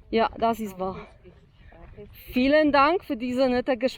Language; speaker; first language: German; non-native, learner; Polish